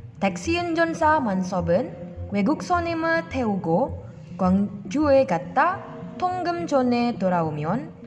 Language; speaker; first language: Korean; non-native, learner; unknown